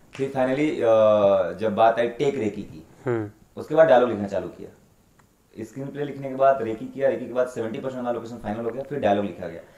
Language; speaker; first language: Hindi; native; Hindi